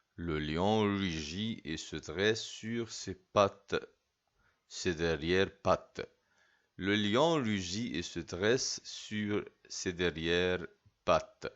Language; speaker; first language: French; non-native, fluent; Arabic